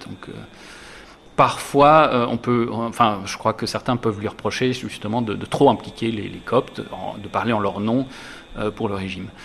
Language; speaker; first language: French; native; French